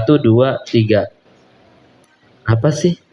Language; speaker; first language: Indonesian; native; Indonesian